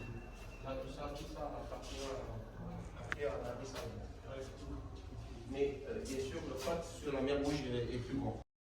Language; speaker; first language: French; non-native, fluent; Arabic